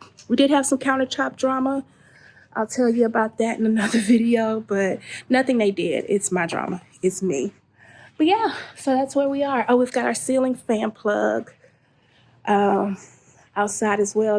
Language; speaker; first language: English; native; English